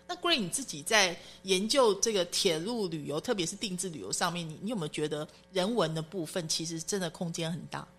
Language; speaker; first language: Chinese; native; Chinese